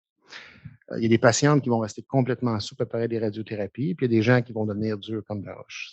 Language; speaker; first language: French; native; French